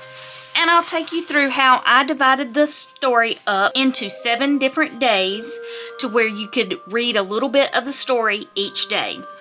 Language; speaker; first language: English; native; English